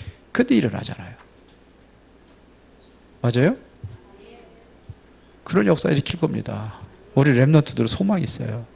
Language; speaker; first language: Korean; native; Korean